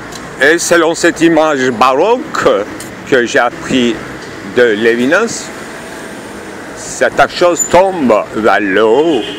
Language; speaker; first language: French; non-native, fluent; Turkish